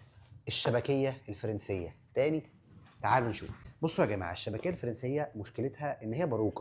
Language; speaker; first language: Arabic; native; Arabic